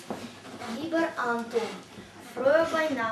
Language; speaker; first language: German; non-native, learner; Russian